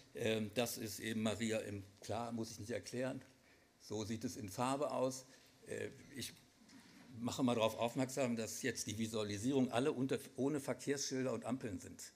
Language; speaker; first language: German; native; German